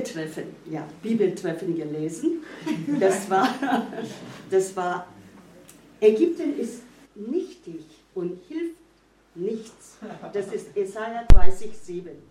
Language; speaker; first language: German; non-native, fluent; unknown